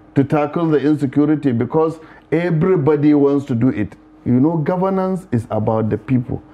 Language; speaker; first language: English; non-native, local second language; Hausa